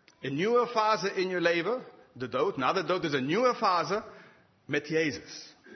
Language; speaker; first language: Dutch; non-native, fluent; English